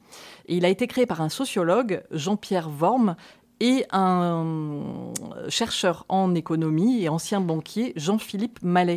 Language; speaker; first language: French; native; French